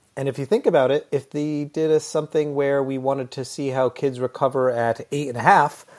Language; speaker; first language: English; native; English